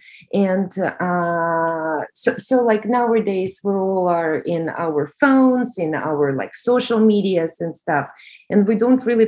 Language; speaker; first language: English; non-native, fluent; Russian